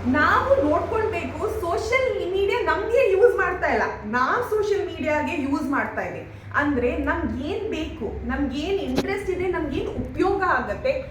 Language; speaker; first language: Kannada; non-native, learner; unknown